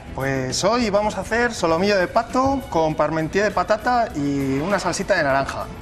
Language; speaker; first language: Spanish; native; Spanish